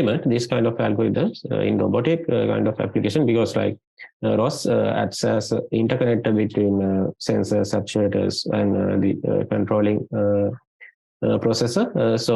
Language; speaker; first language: English; non-native, local second language; Sinhala